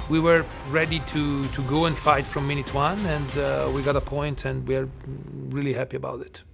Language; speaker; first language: English; non-native, fluent; Italian